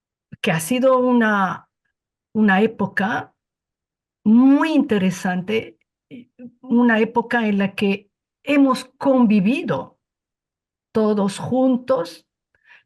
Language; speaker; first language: Spanish; non-native, fluent; Arabic